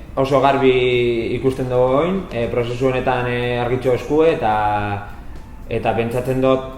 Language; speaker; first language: Basque; non-native, local second language; Spanish